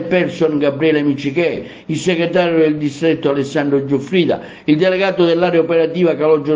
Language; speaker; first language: Italian; native; Italian